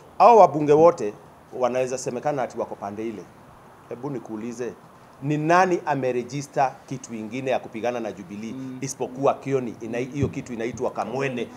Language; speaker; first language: Swahili; non-native, local second language; Kikuyu